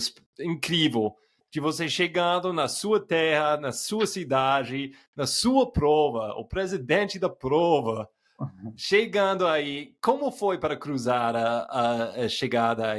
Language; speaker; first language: Portuguese; non-native, fluent; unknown